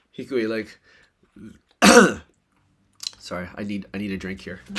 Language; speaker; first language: English; native; English